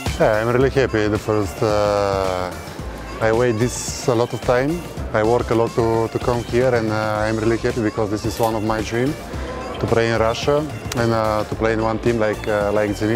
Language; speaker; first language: English; non-native, learner; Bulgarian